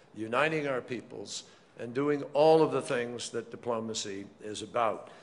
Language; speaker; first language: English; native; English